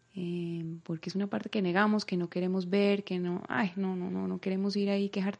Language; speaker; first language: Spanish; native; Spanish